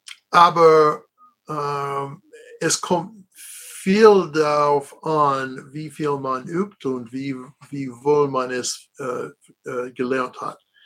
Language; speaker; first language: German; non-native, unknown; English